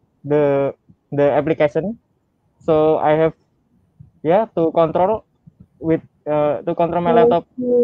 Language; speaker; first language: English; non-native, learner; Indonesian